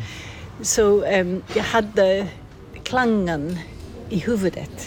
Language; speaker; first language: Swedish; non-native, learner; English